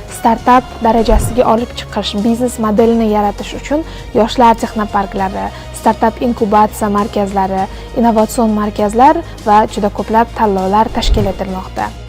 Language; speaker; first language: Uzbek; non-native, local second language; Kara-Kalpak